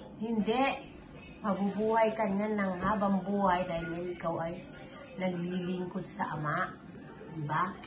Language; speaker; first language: Filipino; native; Filipino